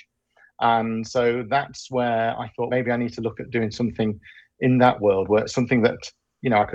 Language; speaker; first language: English; native; English